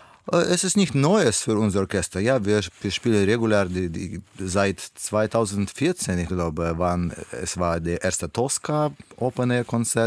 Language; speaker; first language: German; non-native, learner; Russian